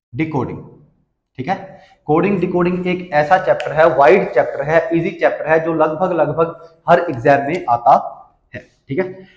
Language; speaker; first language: Hindi; native; Hindi